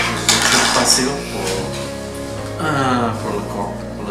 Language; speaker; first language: French; non-native, learner; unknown